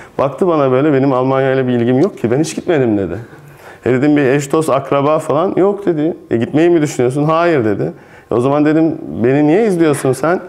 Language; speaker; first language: Turkish; native; Turkish